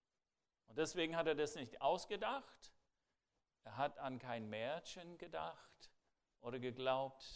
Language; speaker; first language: German; non-native, fluent; English